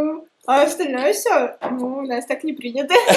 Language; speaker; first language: Russian; native; Russian